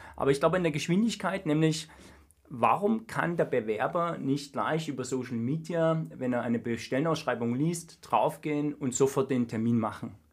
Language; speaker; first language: German; native; German